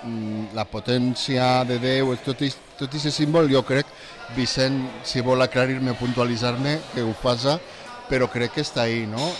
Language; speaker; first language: Catalan; native; Catalan